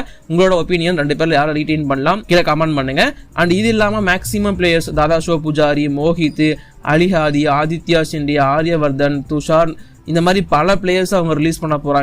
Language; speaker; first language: Tamil; native; Tamil